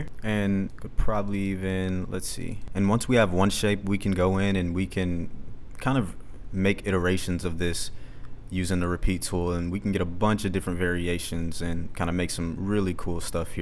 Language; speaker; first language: English; native; English